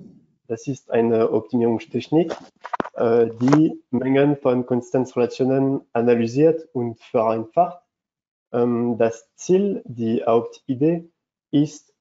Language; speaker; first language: German; non-native, fluent; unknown